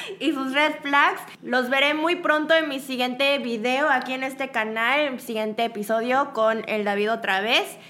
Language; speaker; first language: Spanish; early bilingual, other home language; Korean